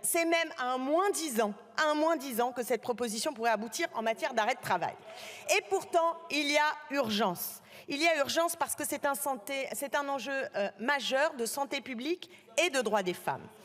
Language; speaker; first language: French; native; French